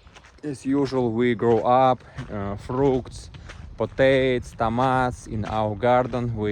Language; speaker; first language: English; non-native, learner; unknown